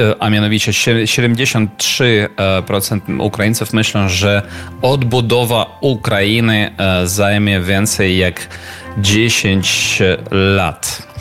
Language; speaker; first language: Polish; non-native, learner; Ukrainian